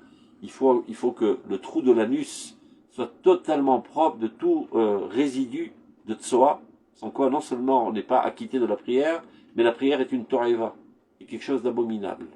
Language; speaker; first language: French; native; French